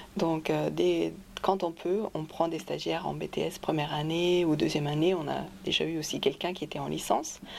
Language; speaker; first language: French; non-native, fluent; German